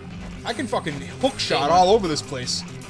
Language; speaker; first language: English; native; English